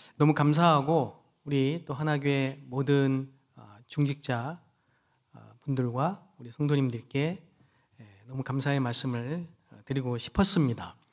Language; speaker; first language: Korean; native; Korean